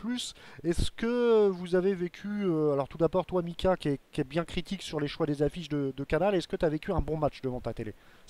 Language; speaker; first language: French; native; French